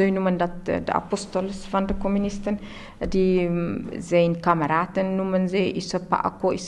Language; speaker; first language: Dutch; non-native, learner; Tigrinya